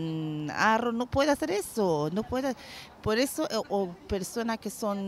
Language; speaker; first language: Spanish; non-native, learner; Persian